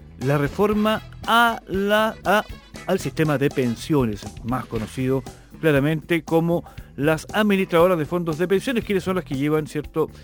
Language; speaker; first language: Spanish; native; Spanish